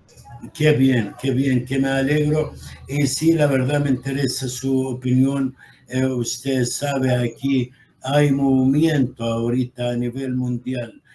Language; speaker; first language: Spanish; non-native, fluent; Arabic